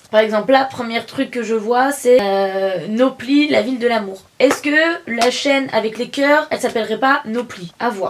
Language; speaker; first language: French; native; French